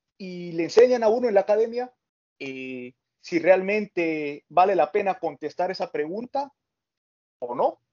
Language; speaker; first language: Spanish; native; Spanish